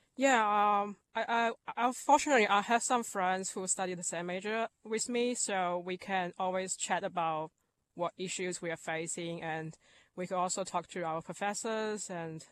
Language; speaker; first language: English; non-native, fluent; Chinese